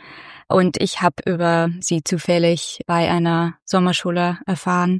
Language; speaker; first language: German; non-native, fluent; Russian